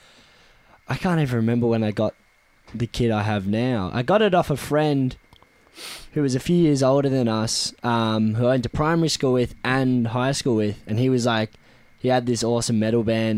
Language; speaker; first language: English; native; English